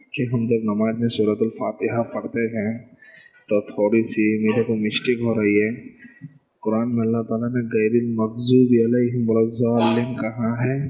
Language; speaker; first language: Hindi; native; Hindi